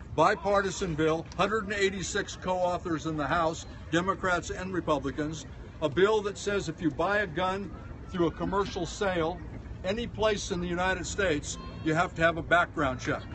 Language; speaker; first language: English; native; English